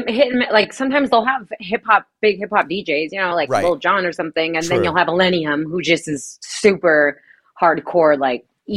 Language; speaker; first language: English; native; English